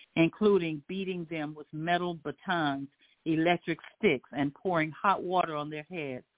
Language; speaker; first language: English; native; English